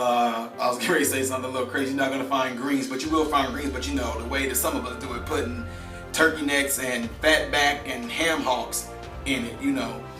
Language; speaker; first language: English; native; English